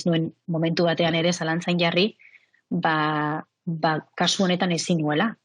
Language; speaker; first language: Basque; native; Basque